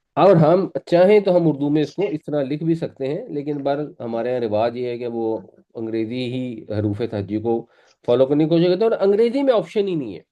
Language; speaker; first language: Urdu; native; Urdu